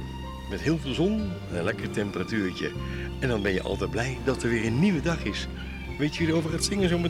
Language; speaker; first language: Dutch; native; Dutch